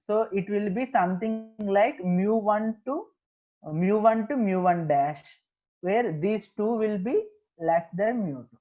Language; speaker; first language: English; non-native, local second language; Telugu